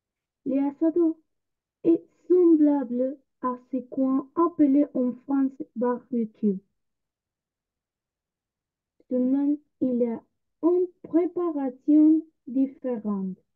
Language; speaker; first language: French; non-native, learner; Spanish